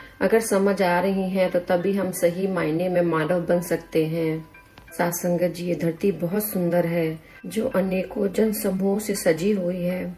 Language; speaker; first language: Hindi; native; Hindi